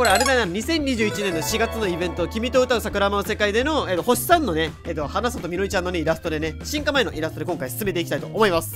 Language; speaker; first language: Japanese; native; Japanese